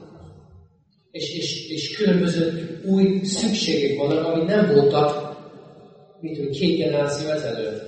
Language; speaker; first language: Hungarian; non-native, fluent; English